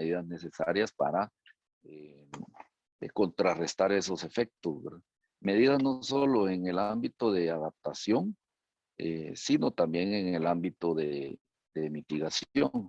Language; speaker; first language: Spanish; native; Spanish